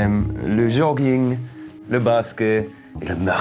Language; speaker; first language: French; non-native, local second language; German